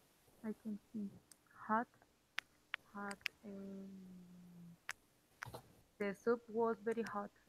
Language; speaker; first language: English; non-native, learner; Spanish